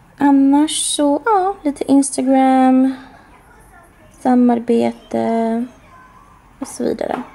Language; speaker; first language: Swedish; native; Swedish